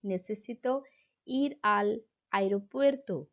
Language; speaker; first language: Spanish; non-native, fluent; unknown